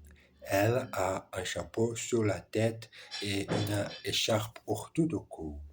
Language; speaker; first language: French; non-native, learner; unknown